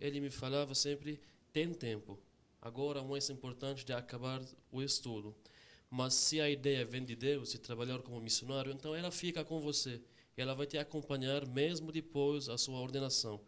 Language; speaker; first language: Portuguese; non-native, fluent; Arabic